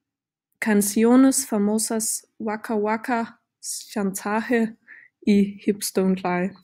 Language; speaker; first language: Spanish; non-native, learner; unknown